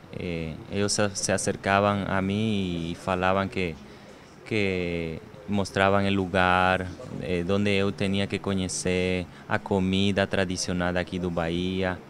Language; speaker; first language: Portuguese; non-native, learner; Spanish